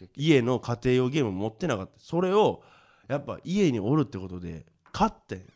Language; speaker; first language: Japanese; native; Japanese